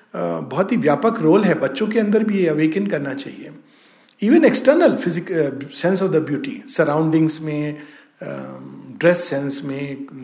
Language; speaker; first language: Hindi; native; Hindi